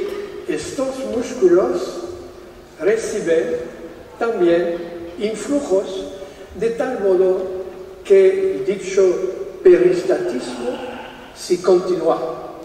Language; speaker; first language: Spanish; non-native, fluent; French